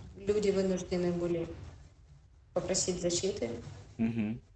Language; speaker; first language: Russian; native; Russian